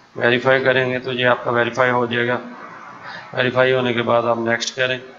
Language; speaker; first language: Urdu; non-native, local second language; Punjabi